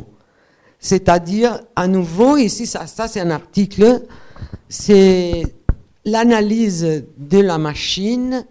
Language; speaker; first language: French; non-native, fluent; Italian